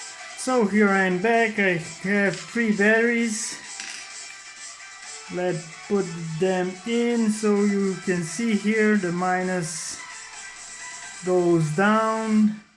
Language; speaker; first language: English; non-native, fluent; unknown